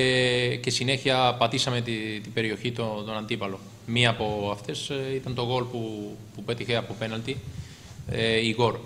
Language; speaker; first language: Greek; non-native, learner; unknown